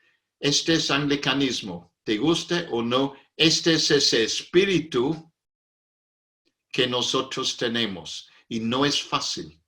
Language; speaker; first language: Spanish; non-native, fluent; English